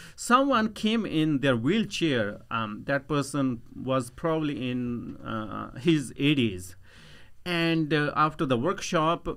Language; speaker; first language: English; non-native, local second language; Punjabi